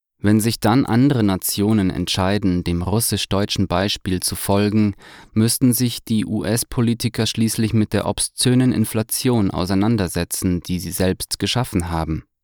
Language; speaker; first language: German; native; German